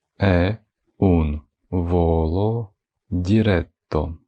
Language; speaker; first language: Italian; non-native, fluent; Ukrainian